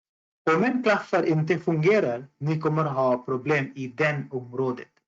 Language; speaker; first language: Swedish; non-native, fluent; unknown